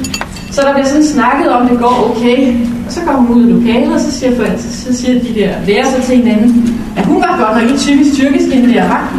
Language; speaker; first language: Danish; native; Danish